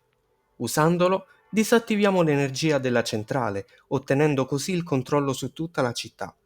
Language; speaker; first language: Italian; native; Italian